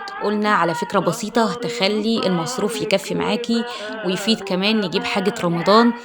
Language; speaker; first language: Arabic; native; Arabic